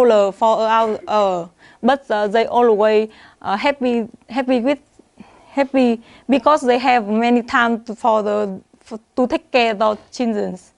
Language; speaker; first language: English; non-native, learner; Vietnamese